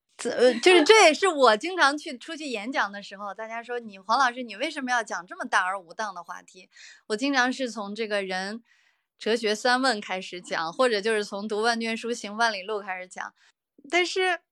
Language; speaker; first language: Chinese; native; Chinese